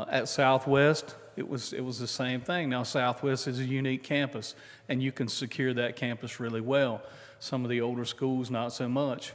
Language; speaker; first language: English; native; English